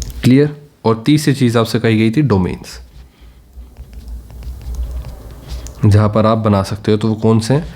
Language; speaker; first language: Hindi; native; Hindi